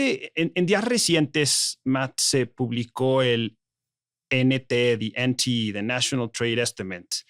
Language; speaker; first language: Spanish; native; Spanish